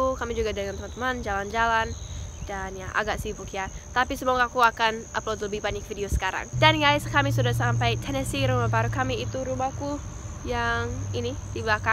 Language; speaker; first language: Indonesian; non-native, fluent; English